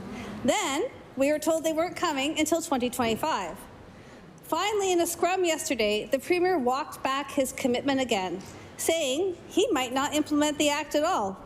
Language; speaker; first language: English; native; English